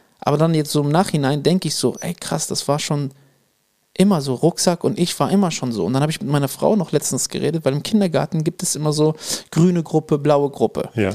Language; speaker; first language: German; early bilingual, other home language; Arabic